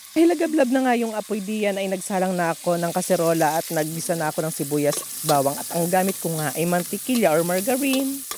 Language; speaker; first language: Filipino; native; Filipino